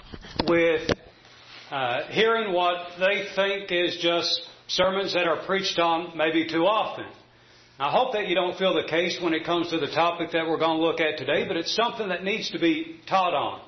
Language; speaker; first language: English; native; English